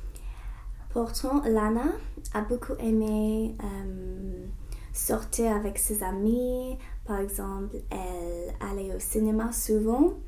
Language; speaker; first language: French; non-native, learner; English